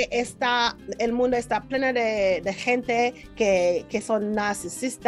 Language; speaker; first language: Spanish; non-native, learner; English